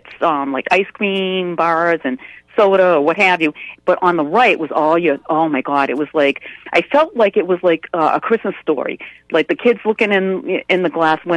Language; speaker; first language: English; native; English